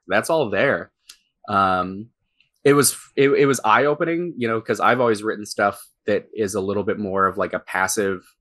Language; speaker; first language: English; native; English